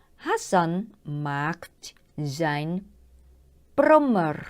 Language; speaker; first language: Dutch; non-native, learner; Thai